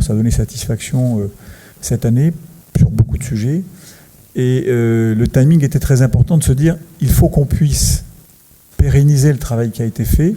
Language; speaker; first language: French; native; French